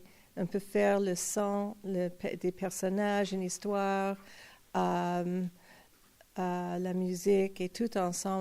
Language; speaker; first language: French; non-native, fluent; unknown